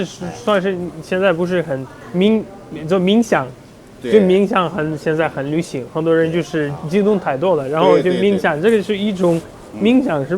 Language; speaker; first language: Chinese; non-native, fluent; Russian